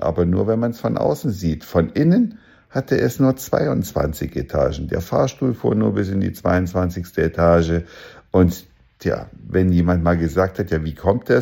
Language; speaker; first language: German; native; German